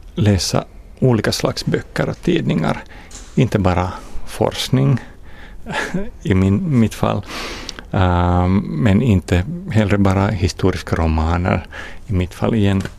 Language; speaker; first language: Swedish; non-native, fluent; Finnish